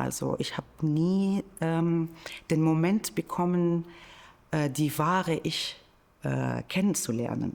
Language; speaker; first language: German; non-native, fluent; Arabic